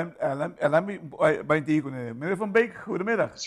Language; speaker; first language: Dutch; non-native, local second language; Papiamento